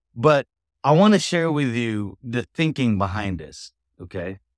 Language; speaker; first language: English; non-native, local second language; Filipino